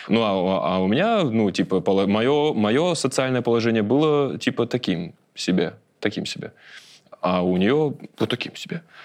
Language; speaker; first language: Russian; native; Russian